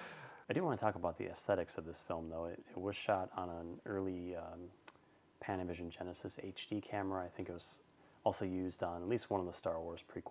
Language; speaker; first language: English; native; English